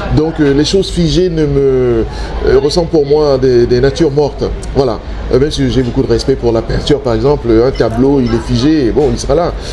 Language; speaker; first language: French; non-native, local second language; Duala